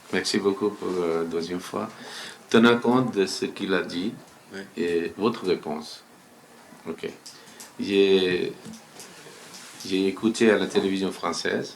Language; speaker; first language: French; non-native, learner; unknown